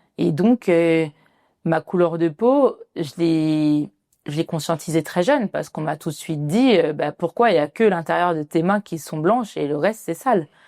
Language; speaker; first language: French; early bilingual, other home language; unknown